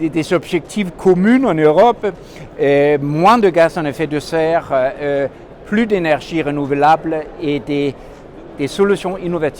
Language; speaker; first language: French; non-native, fluent; Danish